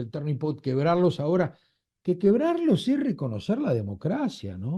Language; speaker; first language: Spanish; native; Spanish